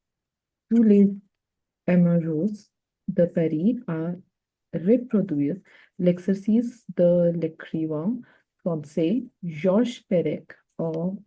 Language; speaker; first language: French; non-native, learner; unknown